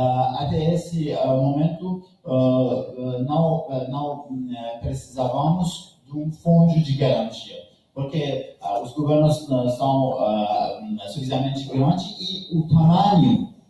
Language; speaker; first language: Portuguese; non-native, learner; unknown